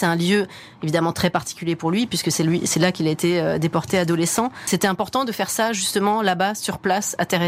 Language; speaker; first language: French; native; French